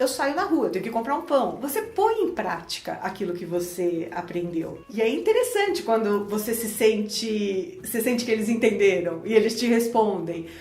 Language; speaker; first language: Portuguese; native; Portuguese